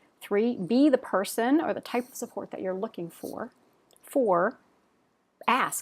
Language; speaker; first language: English; native; English